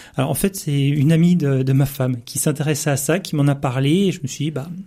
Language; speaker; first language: French; native; French